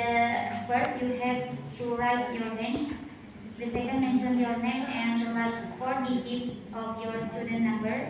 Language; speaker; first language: English; non-native, learner; Indonesian